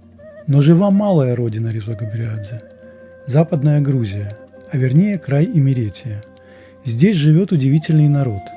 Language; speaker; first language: Russian; native; Russian